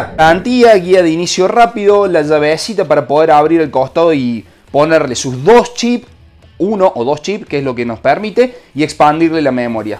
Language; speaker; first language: Spanish; native; Spanish